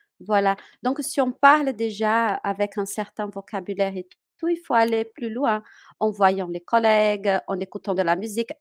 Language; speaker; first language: French; non-native, fluent; Portuguese